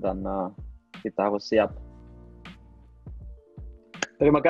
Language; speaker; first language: Indonesian; non-native, learner; Dutch